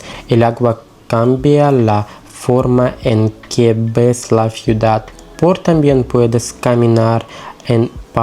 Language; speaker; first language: Spanish; non-native, learner; Russian